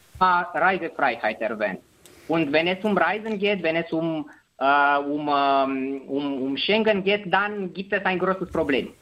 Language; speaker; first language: German; non-native, fluent; Romanian